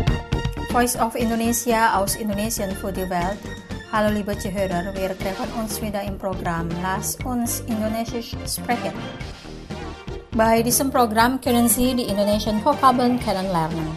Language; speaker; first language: German; non-native, fluent; Indonesian